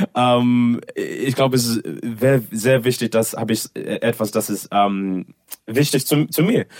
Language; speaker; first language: German; non-native, learner; English